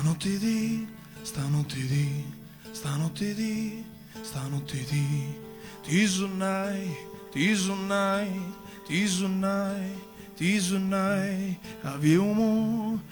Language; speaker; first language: Italian; non-native, local second language; Sicilian